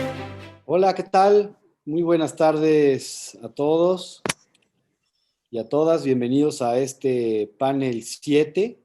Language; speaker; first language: Spanish; native; Spanish